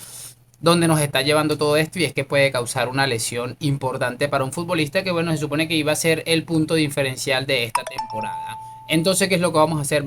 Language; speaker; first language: Spanish; native; Spanish